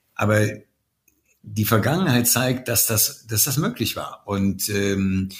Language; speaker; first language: German; native; German